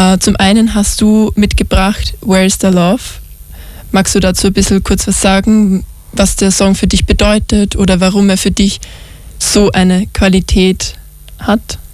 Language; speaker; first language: German; native; German